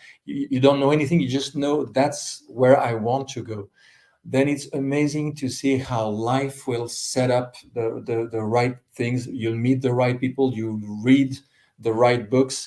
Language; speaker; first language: English; non-native, fluent; French